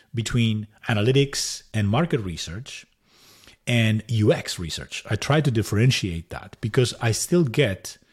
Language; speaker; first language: English; non-native, fluent; Spanish